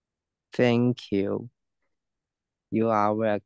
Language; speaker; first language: English; non-native, learner; Chinese